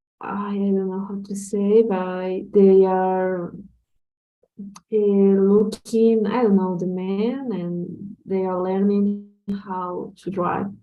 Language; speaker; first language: English; non-native, learner; Spanish